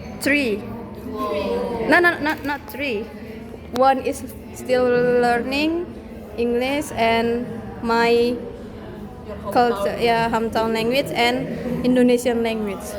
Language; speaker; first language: English; non-native, learner; Indonesian